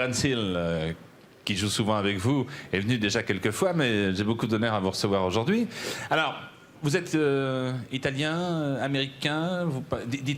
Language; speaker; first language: French; native; French